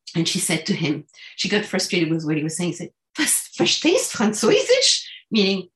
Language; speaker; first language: English; non-native, fluent; French